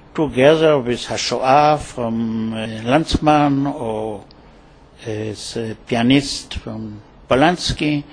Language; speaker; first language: English; non-native, learner; German